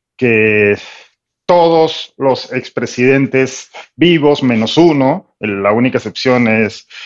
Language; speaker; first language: Spanish; native; Spanish